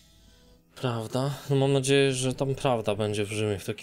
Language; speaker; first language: Polish; native; Polish